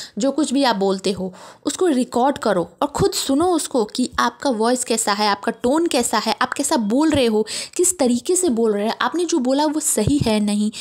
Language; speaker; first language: Hindi; native; Hindi